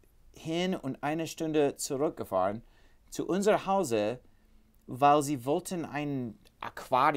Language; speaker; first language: German; non-native, learner; English